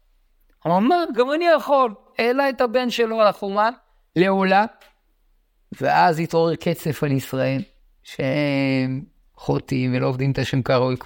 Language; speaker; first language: Hebrew; native; Hebrew